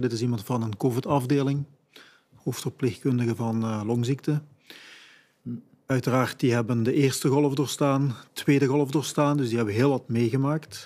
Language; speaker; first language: Dutch; native; Dutch